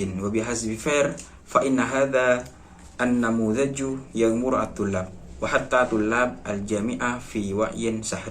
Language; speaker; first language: Arabic; non-native, learner; Indonesian